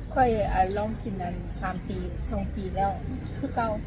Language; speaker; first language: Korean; non-native, learner; Lao